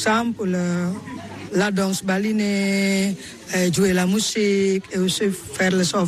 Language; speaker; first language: French; non-native, learner; Indonesian